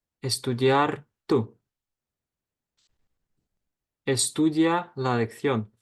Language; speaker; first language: Spanish; non-native, fluent; Ukrainian